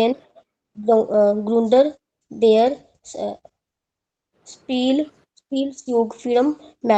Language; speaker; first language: German; non-native, learner; Hindi